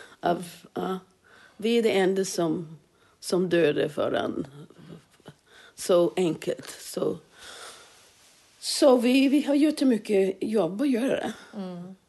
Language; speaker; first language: Swedish; non-native, fluent; English